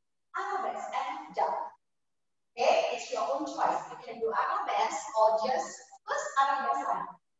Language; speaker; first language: English; non-native, fluent; Indonesian